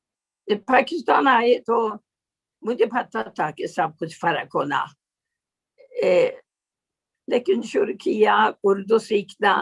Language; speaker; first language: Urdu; non-native, learner; Swedish